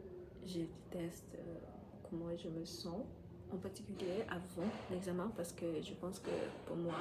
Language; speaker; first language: French; non-native, fluent; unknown